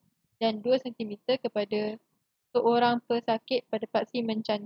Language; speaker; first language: Malay; native; Malay